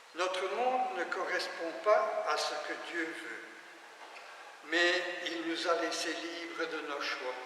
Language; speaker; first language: French; native; French